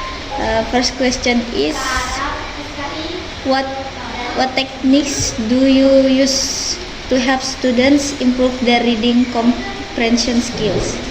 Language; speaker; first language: English; non-native, learner; Indonesian